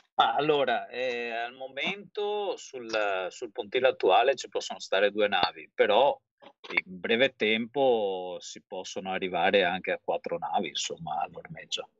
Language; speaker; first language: Italian; native; Italian